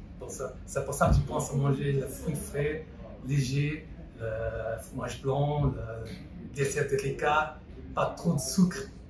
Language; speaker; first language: French; non-native, fluent; Portuguese